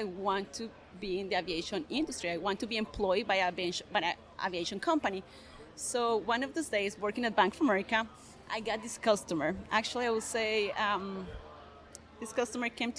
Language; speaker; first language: English; non-native, fluent; Spanish